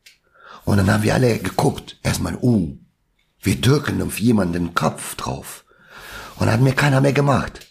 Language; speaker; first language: German; non-native, local second language; Albanian